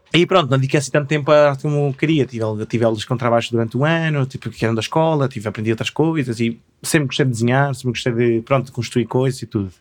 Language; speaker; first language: Portuguese; non-native, fluent; Spanish